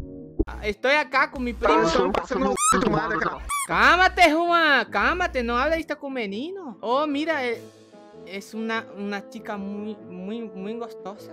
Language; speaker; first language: Spanish; non-native, learner; Portuguese